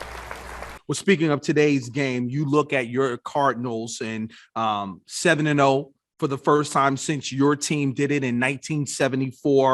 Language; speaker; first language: English; native; English